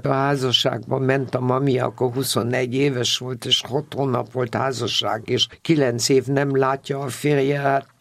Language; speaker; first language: Hungarian; non-native, fluent; German